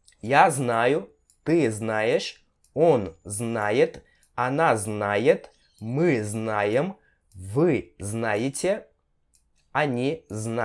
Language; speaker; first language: Russian; non-native, fluent; Portuguese